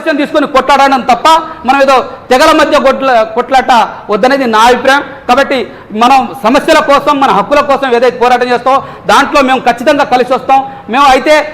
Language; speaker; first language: Telugu; non-native, local second language; Lambadi